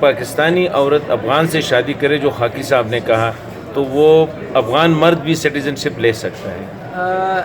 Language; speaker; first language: Urdu; non-native, local second language; Pashto